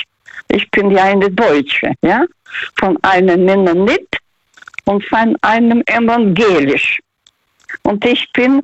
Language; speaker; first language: German; non-native, fluent; Russian